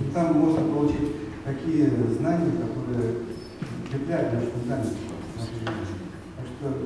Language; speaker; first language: Russian; non-native, fluent; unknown